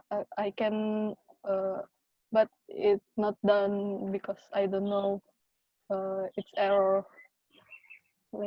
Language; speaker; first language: English; non-native, learner; Indonesian